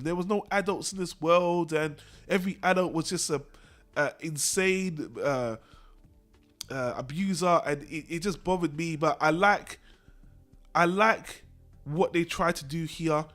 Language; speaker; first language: English; native; English